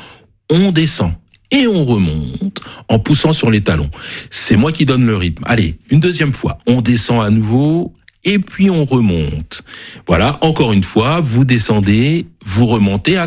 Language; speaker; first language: French; native; French